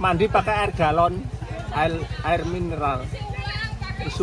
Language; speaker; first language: Indonesian; non-native, local second language; Javanese